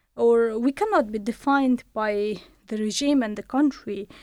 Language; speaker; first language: English; non-native, fluent; Persian